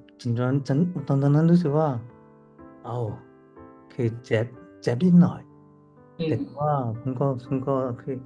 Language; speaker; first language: Thai; non-native, learner; Cantonese